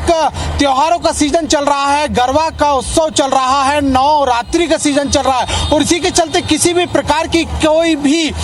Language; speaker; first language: Hindi; native; Hindi